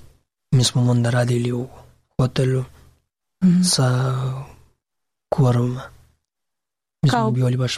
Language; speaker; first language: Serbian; non-native, learner; Pashto